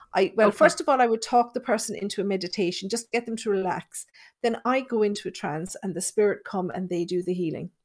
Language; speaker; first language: English; native; English